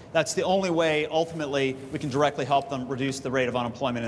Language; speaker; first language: English; native; English